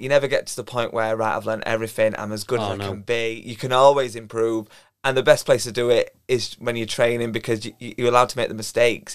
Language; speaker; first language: English; native; English